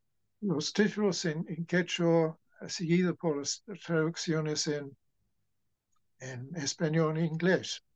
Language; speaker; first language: Spanish; non-native, fluent; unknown